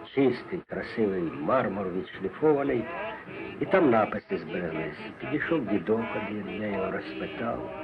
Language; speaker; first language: Ukrainian; native; Ukrainian